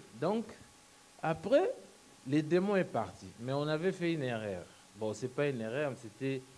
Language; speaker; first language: French; non-native, local second language; Lingala